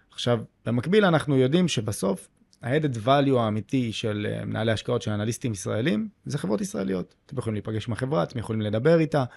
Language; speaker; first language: Hebrew; native; Hebrew